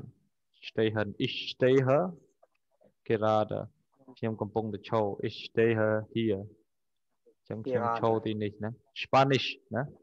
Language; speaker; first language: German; non-native, fluent; Khmer